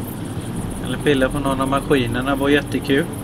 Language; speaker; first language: Swedish; native; Swedish